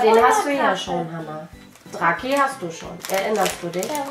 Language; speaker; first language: German; native; German